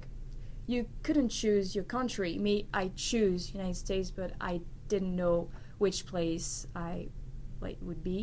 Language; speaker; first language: English; non-native, learner; French